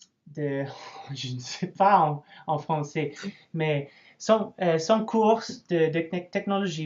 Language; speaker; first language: French; non-native, learner; English